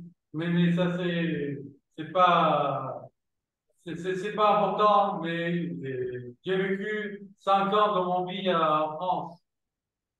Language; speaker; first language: French; non-native, fluent; Arabic